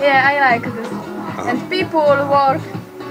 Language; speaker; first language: English; non-native, learner; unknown